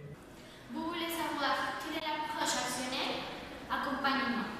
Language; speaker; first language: French; non-native, learner; Spanish